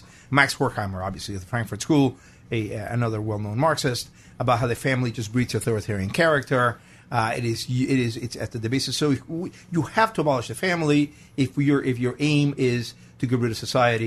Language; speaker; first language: English; non-native, fluent; Spanish